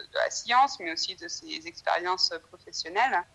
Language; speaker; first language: French; native; French